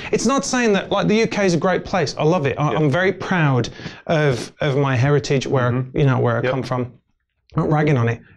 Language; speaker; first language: English; native; English